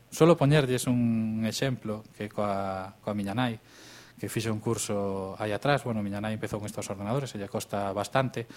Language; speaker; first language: Galician; native; Galician